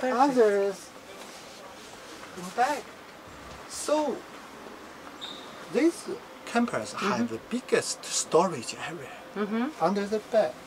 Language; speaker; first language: English; non-native, learner; Chinese